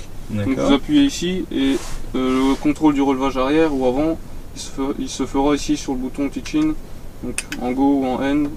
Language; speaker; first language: French; native; French